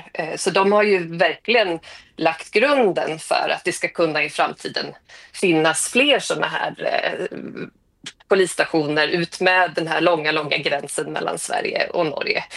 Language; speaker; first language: Swedish; native; Swedish